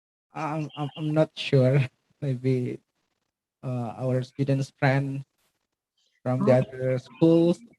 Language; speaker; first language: English; non-native, fluent; Indonesian